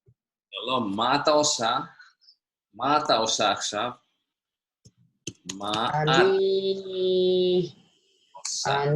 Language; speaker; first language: Hebrew; non-native, fluent; Indonesian